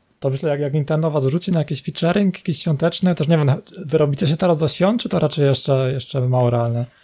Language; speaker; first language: Polish; native; Polish